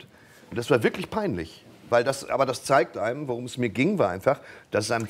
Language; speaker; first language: German; native; German